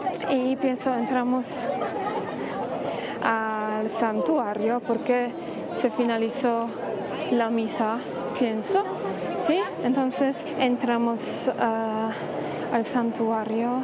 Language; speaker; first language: Spanish; non-native, fluent; Polish